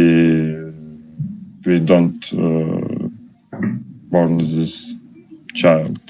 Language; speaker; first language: English; non-native, learner; Russian